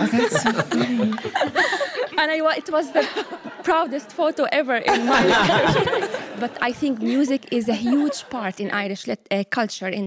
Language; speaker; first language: English; non-native, fluent; Arabic